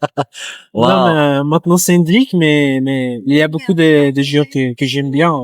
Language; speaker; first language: French; non-native, learner; Portuguese